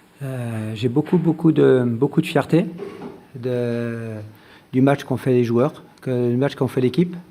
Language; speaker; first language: French; native; French